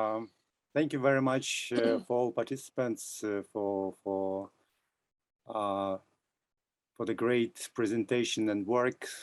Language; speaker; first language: English; non-native, fluent; Russian